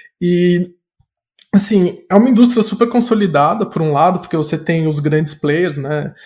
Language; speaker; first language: Portuguese; native; Portuguese